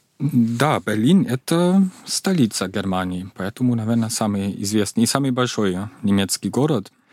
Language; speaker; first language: Russian; non-native, fluent; German